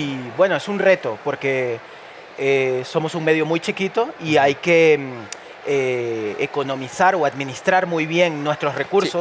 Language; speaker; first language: Spanish; native; Spanish